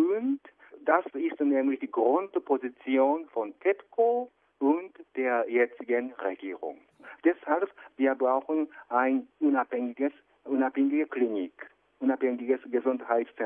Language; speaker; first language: German; non-native, fluent; Japanese